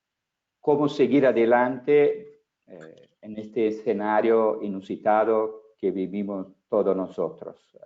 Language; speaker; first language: Spanish; non-native, fluent; Portuguese